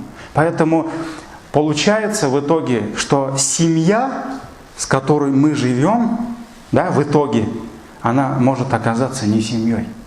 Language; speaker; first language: Russian; non-native, local second language; Tatar